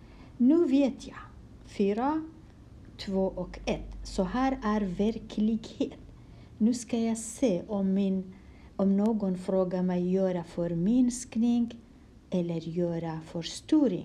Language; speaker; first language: Swedish; non-native, fluent; Kurdish